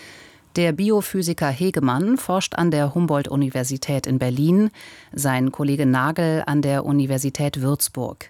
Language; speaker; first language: German; native; German